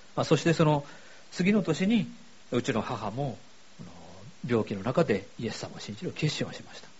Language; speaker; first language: Japanese; native; Japanese